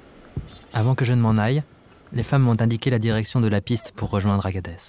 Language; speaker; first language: French; native; French